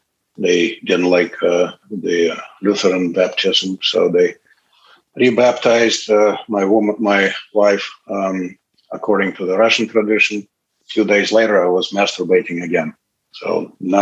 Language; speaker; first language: English; non-native, fluent; Russian